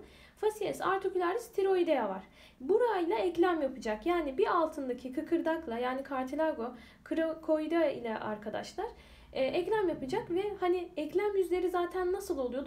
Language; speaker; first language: Turkish; native; Turkish